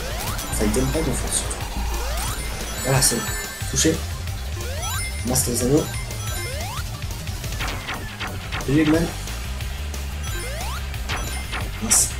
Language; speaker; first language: French; native; French